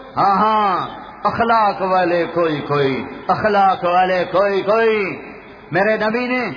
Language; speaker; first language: Urdu; non-native, local second language; Punjabi